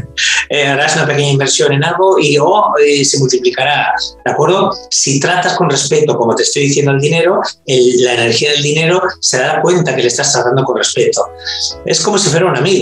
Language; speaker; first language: Spanish; native; Spanish